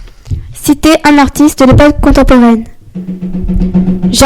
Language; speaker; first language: French; native; French